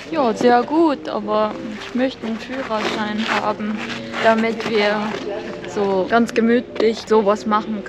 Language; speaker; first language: German; non-native, fluent; Japanese